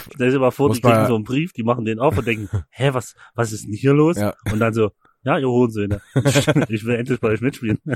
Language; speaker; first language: German; native; German